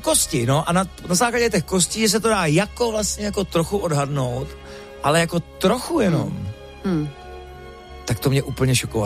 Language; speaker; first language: Czech; native; Czech